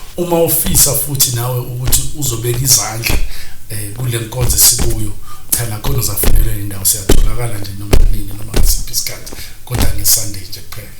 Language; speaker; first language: Zulu; native; Zulu